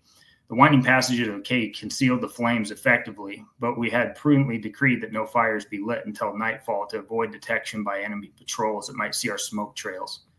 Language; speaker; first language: English; native; English